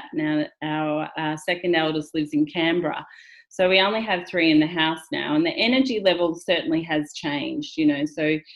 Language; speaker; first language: English; native; English